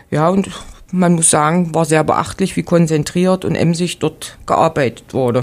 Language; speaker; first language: German; native; German